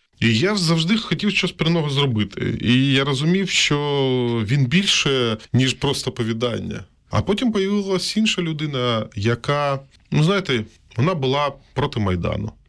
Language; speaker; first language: Ukrainian; non-native, local second language; Russian